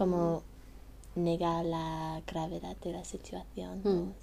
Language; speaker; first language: Spanish; non-native, learner; English